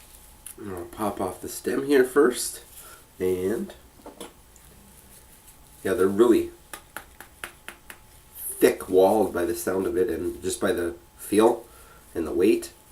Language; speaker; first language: English; native; English